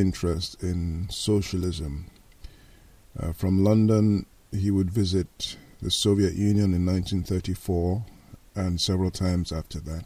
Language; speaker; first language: English; non-native, local second language; Yoruba